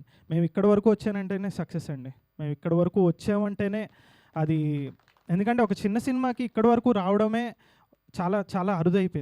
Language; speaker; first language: Telugu; native; Telugu